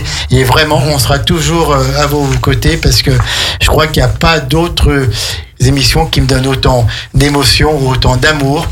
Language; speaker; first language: French; native; French